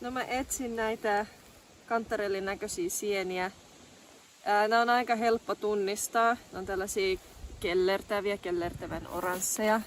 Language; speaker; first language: Finnish; native; Finnish